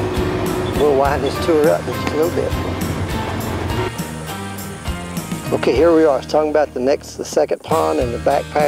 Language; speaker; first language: English; native; English